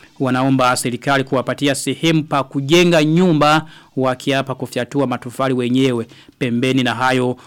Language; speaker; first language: Swahili; non-native, local second language; Rundi